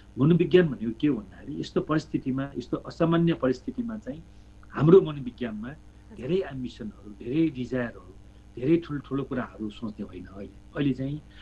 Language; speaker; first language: Nepali; native; Nepali